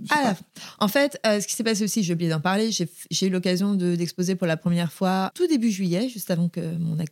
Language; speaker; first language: French; native; French